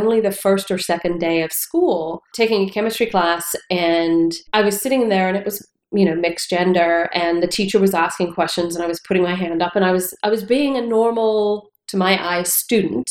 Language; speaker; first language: English; native; English